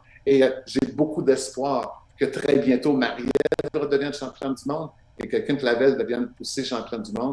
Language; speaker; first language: French; native; French